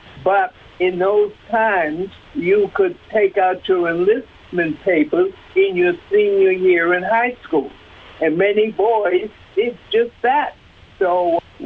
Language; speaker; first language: English; native; English